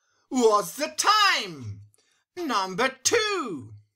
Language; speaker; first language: English; non-native, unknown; Italian